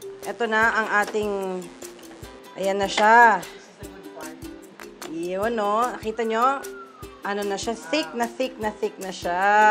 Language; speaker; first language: Filipino; native; Filipino